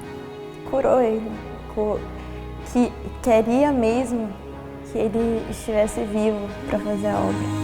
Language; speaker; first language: Portuguese; early bilingual, heritage; Portuguese